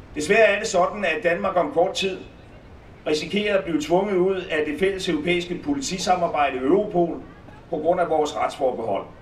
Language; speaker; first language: Danish; native; Danish